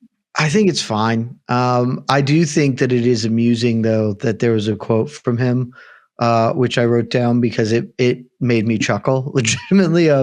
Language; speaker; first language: English; native; English